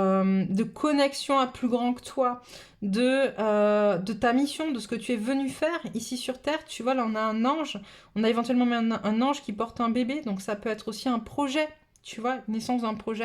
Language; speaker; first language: French; native; French